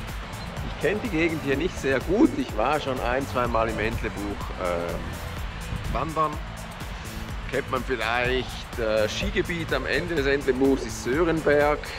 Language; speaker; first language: German; native; German